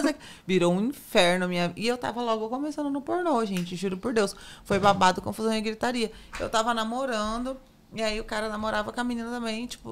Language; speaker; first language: Portuguese; native; Portuguese